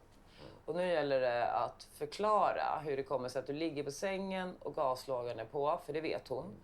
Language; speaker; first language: Swedish; native; Swedish